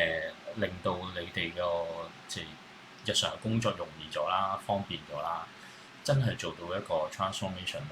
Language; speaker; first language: Cantonese; native; Cantonese